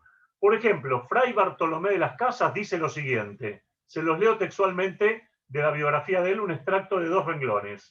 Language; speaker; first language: Spanish; native; Spanish